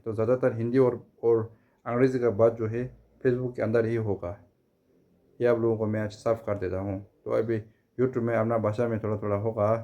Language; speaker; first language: Hindi; non-native, fluent; Tibetan